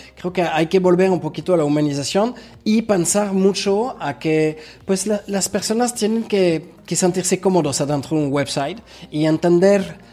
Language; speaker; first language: Spanish; non-native, fluent; French